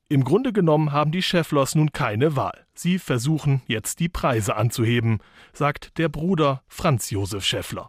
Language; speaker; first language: German; native; German